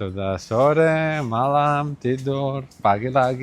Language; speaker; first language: Indonesian; non-native, learner; Catalan